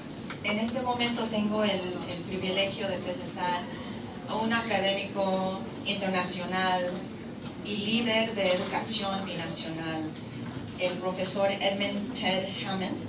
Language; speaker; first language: Spanish; non-native, fluent; English